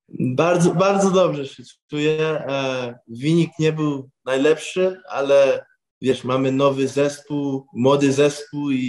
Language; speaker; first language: Polish; early bilingual, heritage; English